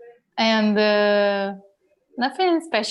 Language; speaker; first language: English; non-native, learner; Portuguese